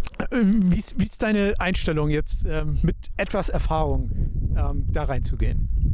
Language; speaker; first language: German; native; German